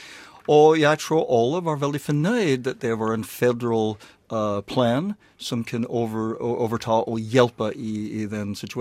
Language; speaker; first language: Norwegian; non-native, learner; English